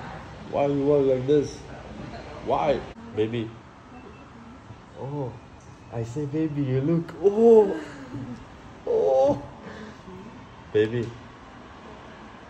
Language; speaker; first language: English; non-native, fluent; Persian